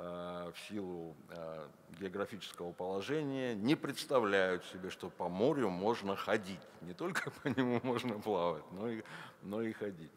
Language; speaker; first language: Russian; native; Russian